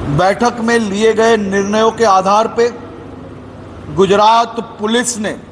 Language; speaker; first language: Hindi; non-native, local second language; Gujarati